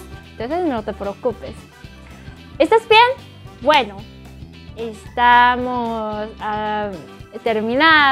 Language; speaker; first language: Spanish; non-native, fluent; Korean